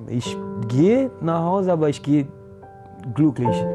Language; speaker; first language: German; non-native, learner; Portuguese